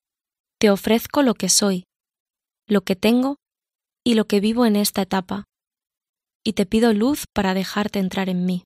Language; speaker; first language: Spanish; native; Spanish